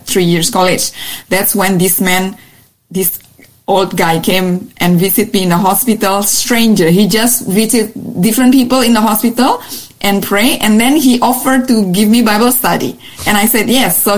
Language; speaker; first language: English; non-native, fluent; Indonesian